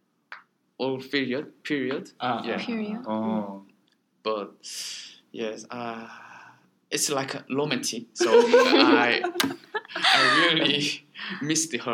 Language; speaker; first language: English; non-native, learner; Korean